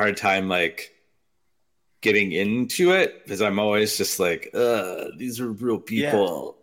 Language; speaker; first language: English; native; English